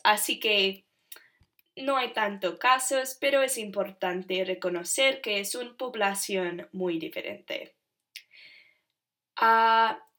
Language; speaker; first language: Spanish; non-native, learner; English